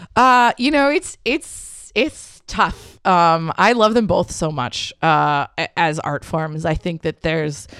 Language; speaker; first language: English; native; English